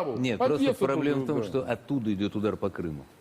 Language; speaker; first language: Russian; native; Russian